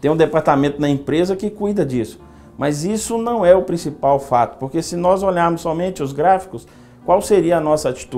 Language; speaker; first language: Portuguese; native; Portuguese